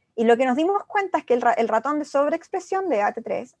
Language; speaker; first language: Spanish; native; Spanish